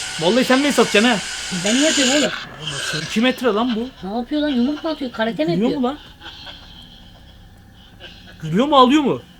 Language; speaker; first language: Turkish; native; Turkish